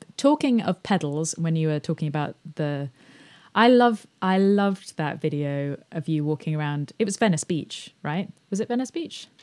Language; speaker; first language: English; native; English